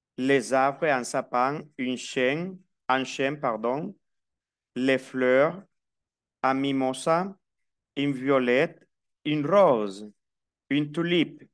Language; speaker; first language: Spanish; native; Spanish